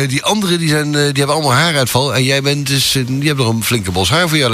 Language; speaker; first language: Dutch; native; Dutch